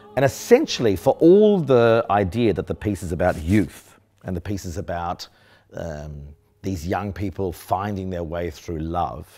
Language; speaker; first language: English; native; English